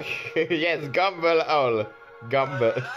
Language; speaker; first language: English; non-native, fluent; Polish